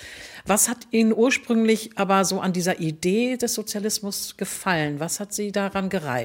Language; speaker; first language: German; native; German